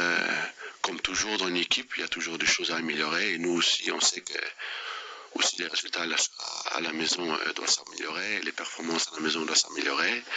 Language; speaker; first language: French; non-native, fluent; Danish